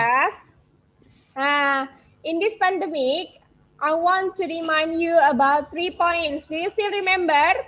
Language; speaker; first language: English; non-native, local second language; Indonesian